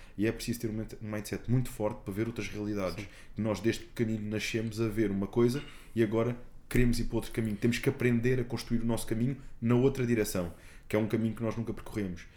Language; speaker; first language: Portuguese; native; Portuguese